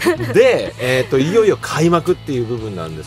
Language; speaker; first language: Japanese; native; Japanese